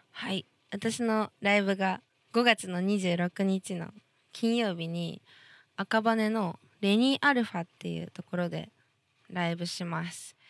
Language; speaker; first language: Japanese; native; Japanese